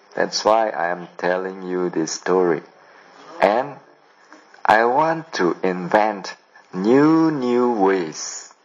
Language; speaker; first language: English; non-native, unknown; Burmese